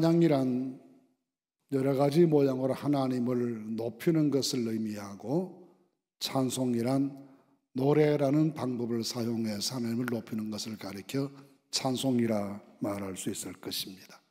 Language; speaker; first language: Korean; native; Korean